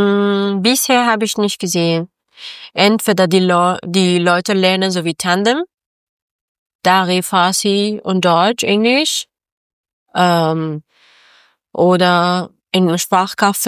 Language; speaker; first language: German; non-native, learner; Persian